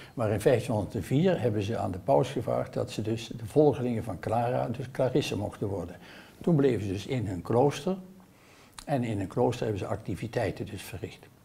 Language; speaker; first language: Dutch; native; Dutch